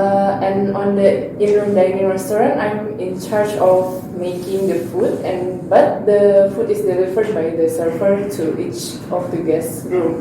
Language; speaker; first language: English; non-native, learner; Indonesian